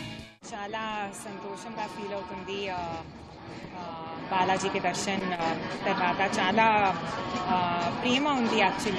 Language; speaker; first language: Telugu; non-native, learner; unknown